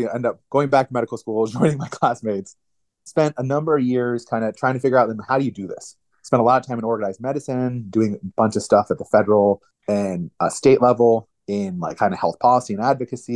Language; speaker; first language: English; native; English